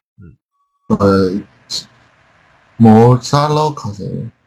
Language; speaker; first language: Korean; non-native, learner; Chinese